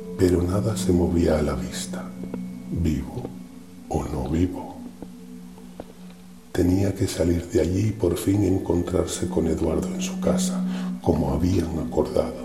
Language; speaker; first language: Spanish; native; Spanish